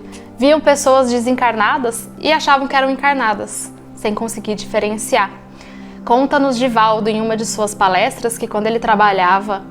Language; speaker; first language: Portuguese; native; Portuguese